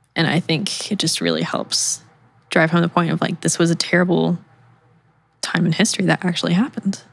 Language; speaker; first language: English; native; English